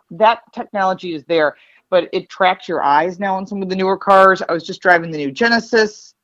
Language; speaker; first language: English; native; English